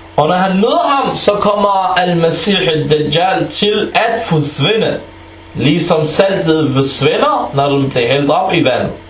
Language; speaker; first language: Danish; early bilingual, other home language; Arabic